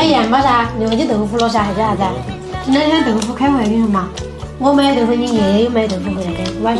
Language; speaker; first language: Chinese; native; Chinese